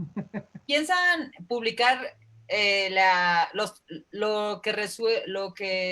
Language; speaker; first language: Spanish; native; Spanish